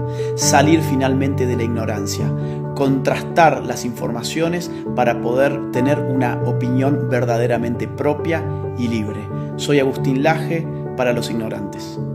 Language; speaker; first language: Spanish; native; Spanish